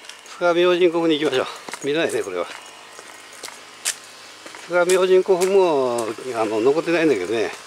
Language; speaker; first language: Japanese; native; Japanese